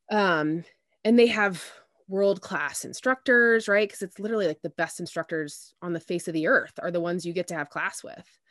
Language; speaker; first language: English; native; English